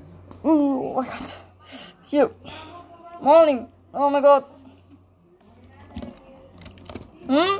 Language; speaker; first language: German; early bilingual, other home language; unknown